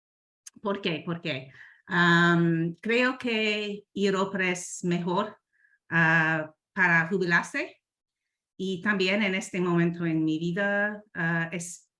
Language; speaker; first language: Spanish; non-native, learner; English